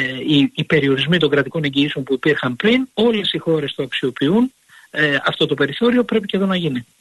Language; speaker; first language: Greek; native; Greek